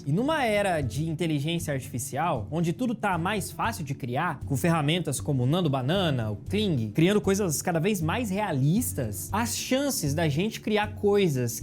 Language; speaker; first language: Portuguese; native; Portuguese